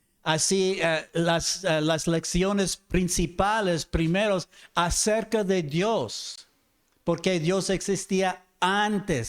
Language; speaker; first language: Spanish; non-native, fluent; English